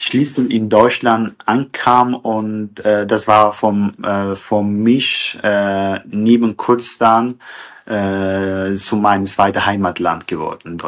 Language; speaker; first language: German; non-native, learner; Kurdish